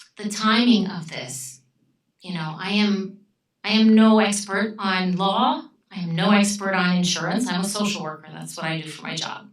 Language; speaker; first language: English; early bilingual, other home language; Romanian